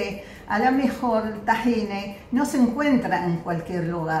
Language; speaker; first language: Spanish; non-native, fluent; Arabic